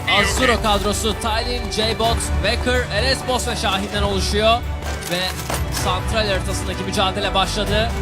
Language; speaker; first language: Turkish; native; Turkish